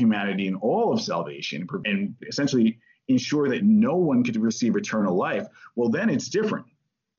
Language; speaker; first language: English; native; English